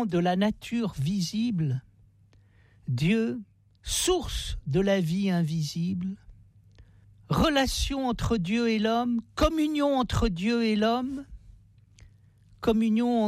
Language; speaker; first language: French; native; French